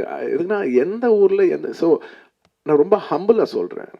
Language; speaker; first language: Tamil; non-native, local second language; Telugu